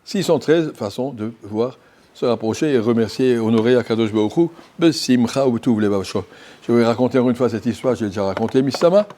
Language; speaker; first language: French; native; French